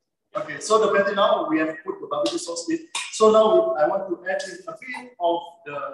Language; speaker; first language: English; non-native, local second language; Malay